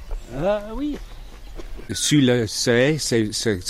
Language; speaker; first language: French; non-native, learner; English